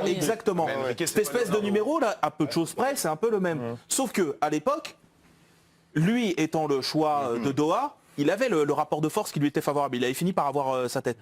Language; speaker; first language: French; native; French